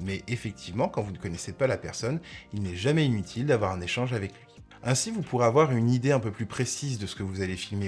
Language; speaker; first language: French; native; French